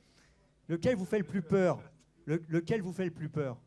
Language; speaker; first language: French; native; French